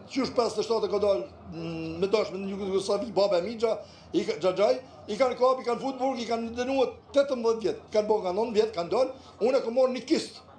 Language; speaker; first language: Albanian; native; Albanian